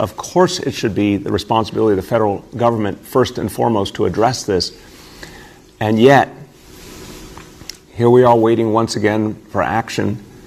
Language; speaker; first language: English; native; English